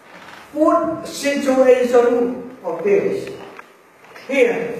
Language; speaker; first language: English; non-native, learner; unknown